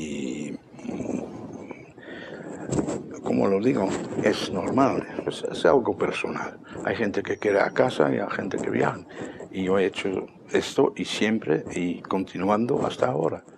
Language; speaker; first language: Spanish; non-native, fluent; Dutch